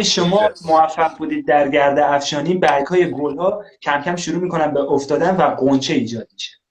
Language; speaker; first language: Persian; native; Persian